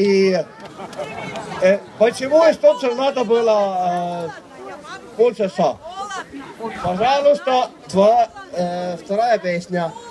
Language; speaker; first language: Russian; non-native, fluent; Estonian